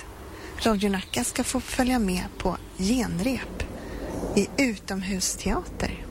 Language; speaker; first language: Swedish; native; Swedish